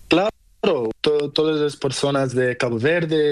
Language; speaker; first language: Spanish; non-native, learner; Portuguese